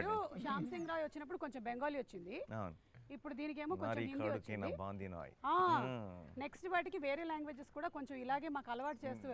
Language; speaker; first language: Telugu; native; Telugu